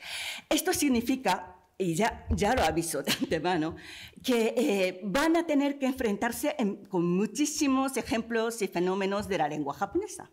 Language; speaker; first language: Spanish; non-native, fluent; Japanese